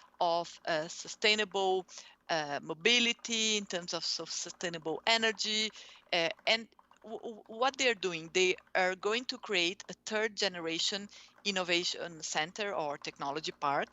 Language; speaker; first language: English; non-native, fluent; Portuguese